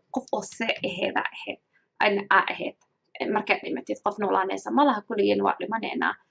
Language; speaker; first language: Somali; early bilingual, heritage; Somali